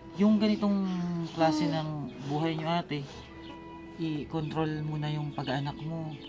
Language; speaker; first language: Filipino; native; Filipino